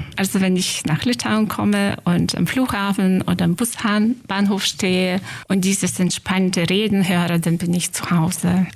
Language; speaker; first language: German; non-native, fluent; Lithuanian